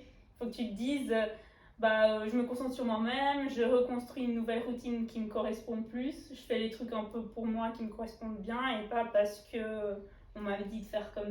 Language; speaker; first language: French; native; French